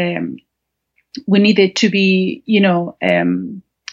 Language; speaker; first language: English; non-native, fluent; Spanish